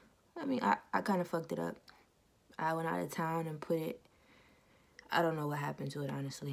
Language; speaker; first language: English; native; English